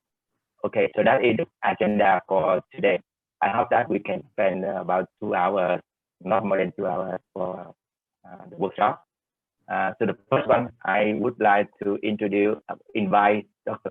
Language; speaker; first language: English; non-native, fluent; Vietnamese